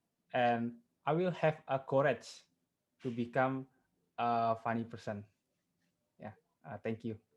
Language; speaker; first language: English; non-native, learner; Indonesian